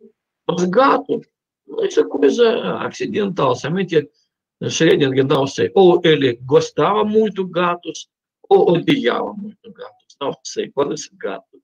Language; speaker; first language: Portuguese; non-native, fluent; Russian